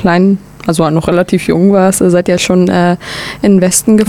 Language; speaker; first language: German; native; German